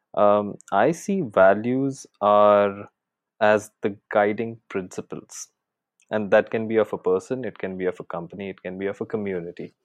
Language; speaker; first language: English; non-native, local second language; Hindi